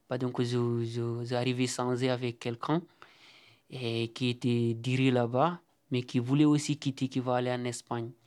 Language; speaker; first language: French; non-native, learner; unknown